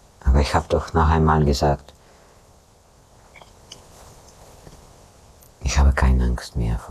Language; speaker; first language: German; non-native, fluent; Russian